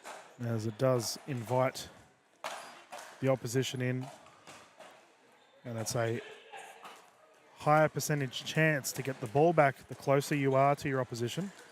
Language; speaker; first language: English; native; English